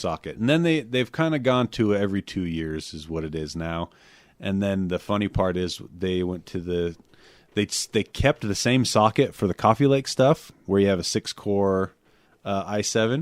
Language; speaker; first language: English; native; English